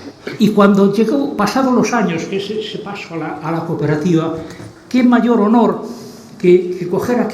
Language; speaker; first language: Spanish; native; Spanish